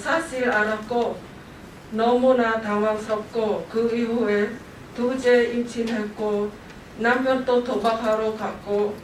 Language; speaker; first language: Korean; non-native, learner; Khmer